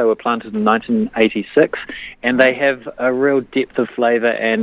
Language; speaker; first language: English; native; English